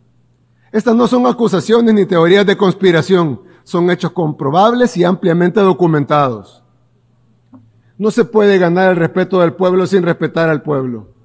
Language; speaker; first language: Spanish; native; Spanish